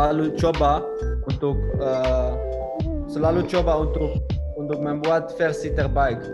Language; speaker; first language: Indonesian; non-native, learner; Dutch